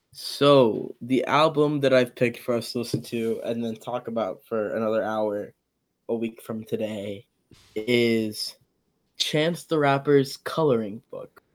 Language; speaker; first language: English; early bilingual, other home language; Amharic